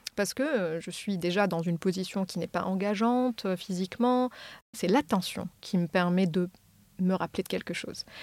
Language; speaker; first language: French; non-native, local second language; Arabic